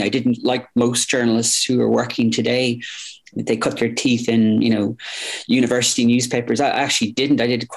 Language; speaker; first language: English; native; English